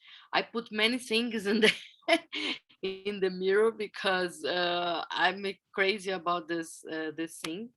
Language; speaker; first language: English; non-native, fluent; Portuguese